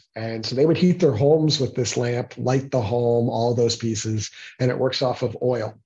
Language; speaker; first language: English; native; English